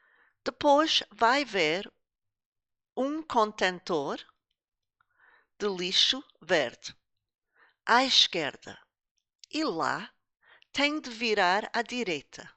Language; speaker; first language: Portuguese; non-native, fluent; English